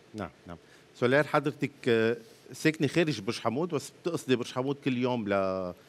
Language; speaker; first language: Arabic; native; Arabic